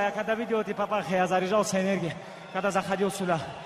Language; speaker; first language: Russian; non-native, local second language; Avaric